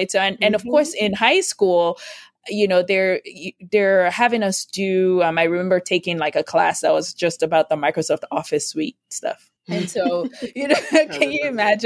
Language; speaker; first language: English; non-native, local second language; Yoruba